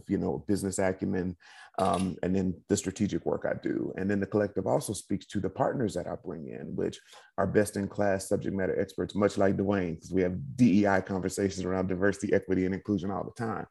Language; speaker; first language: English; native; English